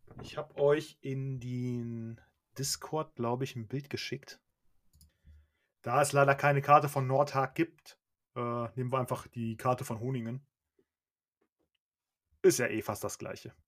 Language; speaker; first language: German; native; German